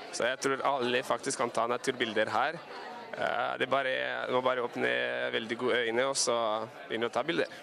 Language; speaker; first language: Norwegian; non-native, fluent; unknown